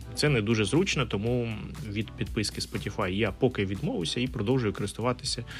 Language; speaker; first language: Ukrainian; non-native, local second language; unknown